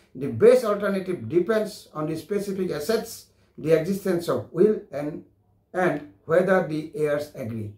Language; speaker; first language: English; non-native, local second language; Assamese